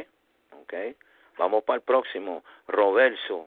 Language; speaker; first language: Spanish; early bilingual, heritage; Spanish